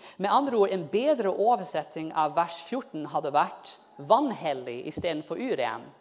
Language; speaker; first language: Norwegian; non-native, fluent; English